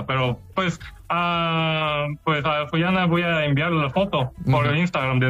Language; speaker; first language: Spanish; non-native, fluent; Korean